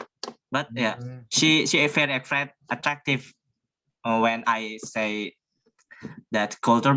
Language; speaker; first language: English; non-native, learner; Indonesian